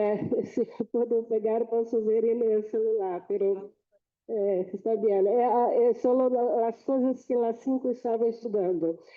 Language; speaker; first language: Portuguese; non-native, fluent; Spanish